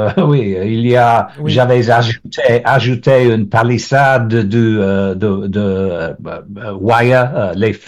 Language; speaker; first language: French; non-native, learner; English